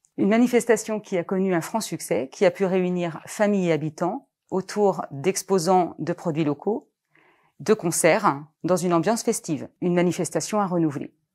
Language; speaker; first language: French; native; French